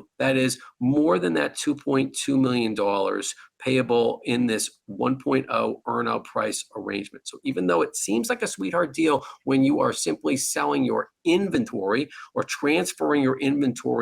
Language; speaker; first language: English; native; English